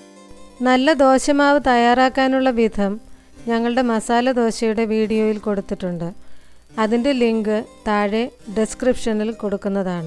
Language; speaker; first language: Malayalam; native; Malayalam